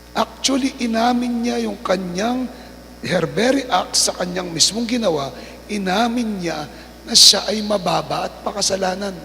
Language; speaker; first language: Filipino; non-native, local second language; Pampanga